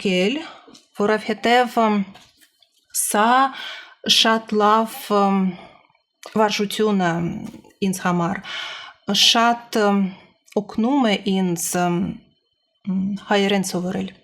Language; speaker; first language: Armenian; non-native, learner; Russian